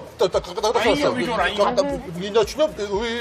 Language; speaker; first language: Russian; non-native, learner; Georgian